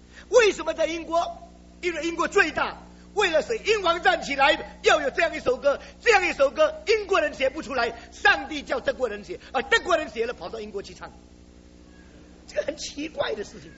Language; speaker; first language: Chinese; native; Chinese